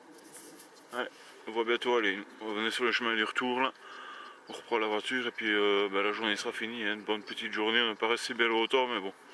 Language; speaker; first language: French; native; French